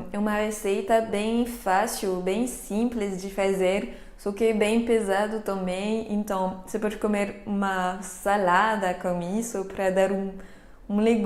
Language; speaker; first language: Portuguese; non-native, fluent; French